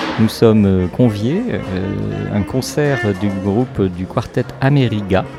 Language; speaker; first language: French; native; French